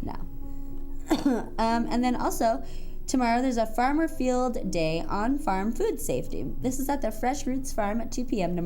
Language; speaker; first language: English; native; English